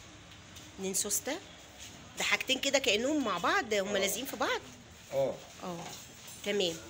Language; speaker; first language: Arabic; native; Arabic